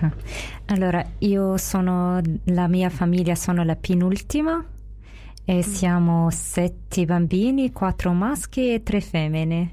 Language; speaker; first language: Italian; non-native, fluent; Arabic